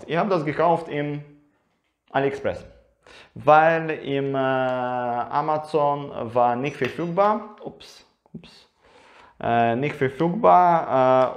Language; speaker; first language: German; non-native, learner; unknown